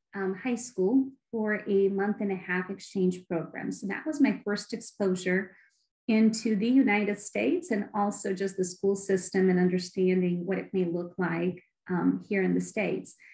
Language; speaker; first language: English; non-native, fluent; Ukrainian